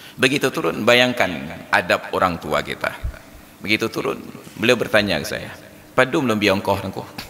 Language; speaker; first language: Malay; non-native, local second language; Achinese